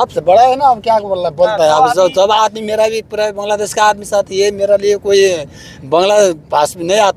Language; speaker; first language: Hindi; non-native, learner; Nepali